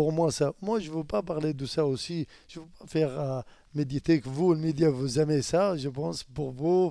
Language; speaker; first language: French; non-native, learner; Arabic